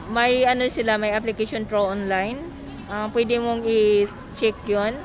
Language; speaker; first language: Filipino; non-native, local second language; Cebuano